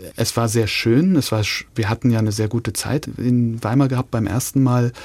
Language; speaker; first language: German; native; German